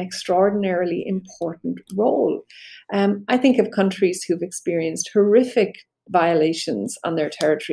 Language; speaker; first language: English; native; English